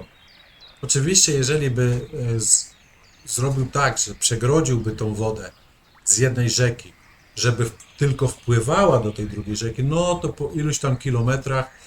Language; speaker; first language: Polish; native; Polish